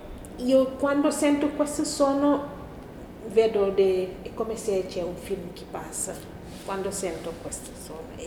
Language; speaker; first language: Italian; non-native, learner; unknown